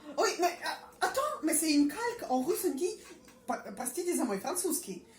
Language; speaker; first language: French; non-native, fluent; Russian